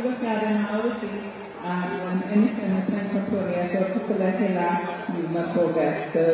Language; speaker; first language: Welsh; native; Welsh